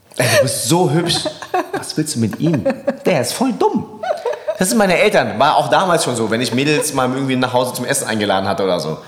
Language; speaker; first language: German; early bilingual, other home language; Vietnamese